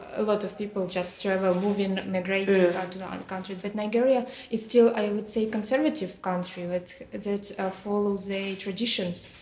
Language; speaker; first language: English; non-native, learner; Russian